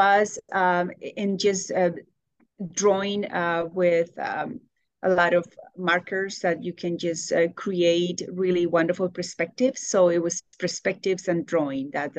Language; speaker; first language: English; non-native, fluent; Spanish